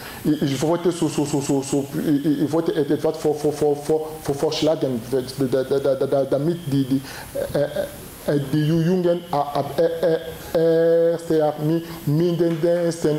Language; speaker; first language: German; non-native, learner; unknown